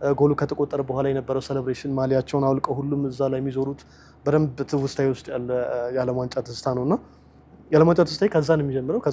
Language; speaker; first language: Amharic; native; Amharic